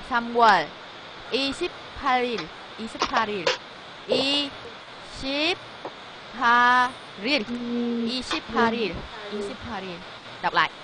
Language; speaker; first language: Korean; non-native, fluent; Vietnamese